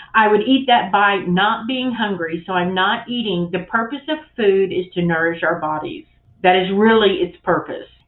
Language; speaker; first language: English; native; English